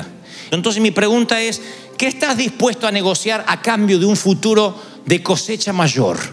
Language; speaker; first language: Spanish; native; Spanish